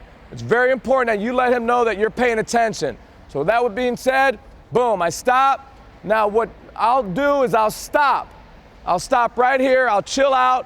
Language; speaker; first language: English; native; English